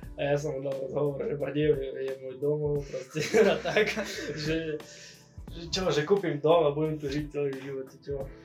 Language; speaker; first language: Slovak; non-native, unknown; Russian